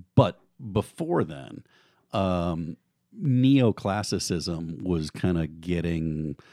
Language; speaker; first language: English; native; English